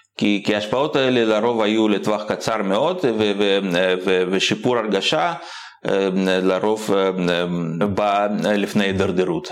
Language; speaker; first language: Hebrew; non-native, fluent; Russian